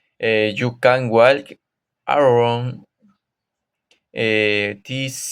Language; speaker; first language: English; non-native, learner; Spanish